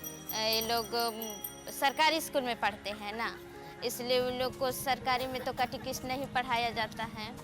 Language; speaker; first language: Hindi; non-native, local second language; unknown